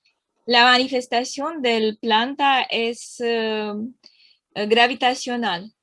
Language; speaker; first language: Spanish; non-native, learner; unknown